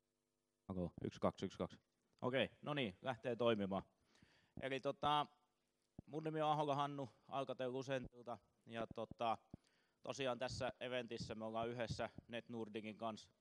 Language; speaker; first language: Finnish; native; Finnish